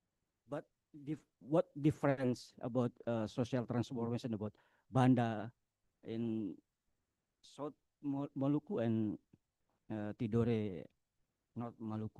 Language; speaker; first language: English; non-native, learner; Indonesian